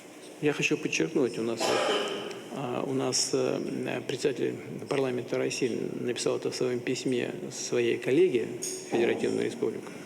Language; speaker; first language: Russian; native; Russian